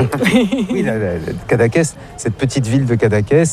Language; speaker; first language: French; native; French